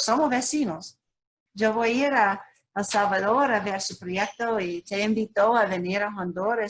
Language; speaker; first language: Spanish; non-native, learner; English